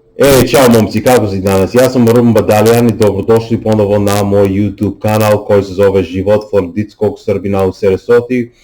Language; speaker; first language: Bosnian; non-native, learner; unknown